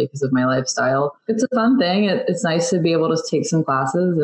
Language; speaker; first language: English; native; English